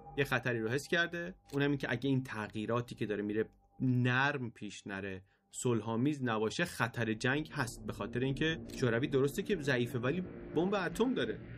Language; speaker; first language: Persian; native; Persian